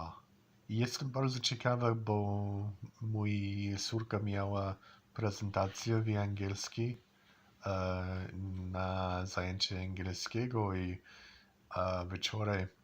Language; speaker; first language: Polish; non-native, learner; English